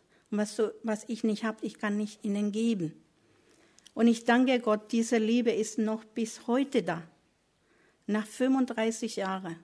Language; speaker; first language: German; non-native, learner; Spanish